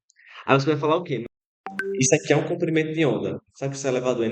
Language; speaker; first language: Portuguese; native; Portuguese